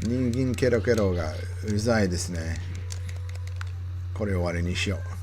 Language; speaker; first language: Japanese; non-native, learner; English